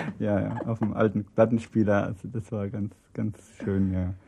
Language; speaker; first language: German; native; German